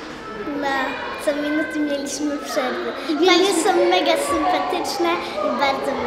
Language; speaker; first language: Polish; non-native, learner; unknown